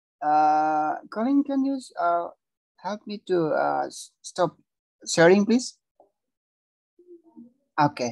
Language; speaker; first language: English; non-native, fluent; Indonesian